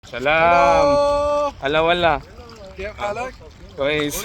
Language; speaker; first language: Arabic; non-native, learner; Filipino